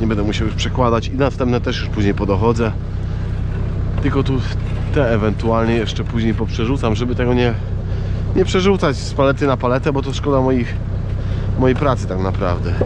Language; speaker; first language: Polish; native; Polish